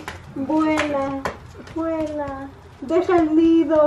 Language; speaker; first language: Spanish; native; Spanish